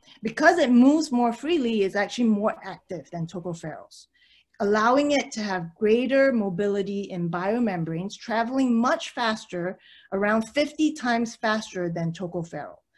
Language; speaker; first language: English; early bilingual, other home language; Chinese